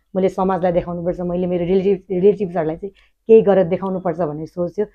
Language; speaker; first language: Nepali; native; Nepali